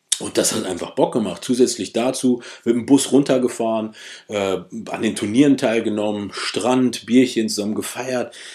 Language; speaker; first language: German; early bilingual, other home language; Russian